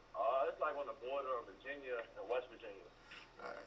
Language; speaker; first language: English; native; English